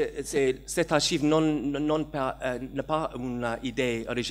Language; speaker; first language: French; non-native, learner; English